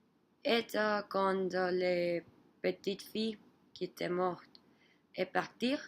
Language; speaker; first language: French; non-native, learner; Spanish